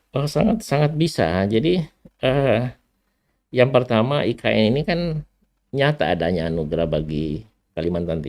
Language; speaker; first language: Indonesian; native; Indonesian